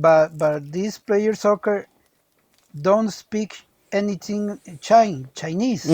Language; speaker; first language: English; non-native, learner; Spanish